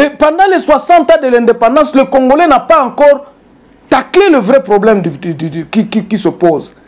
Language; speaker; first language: French; non-native, local second language; Swahili